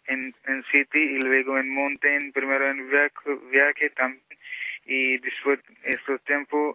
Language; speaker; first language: Spanish; non-native, local second language; Punjabi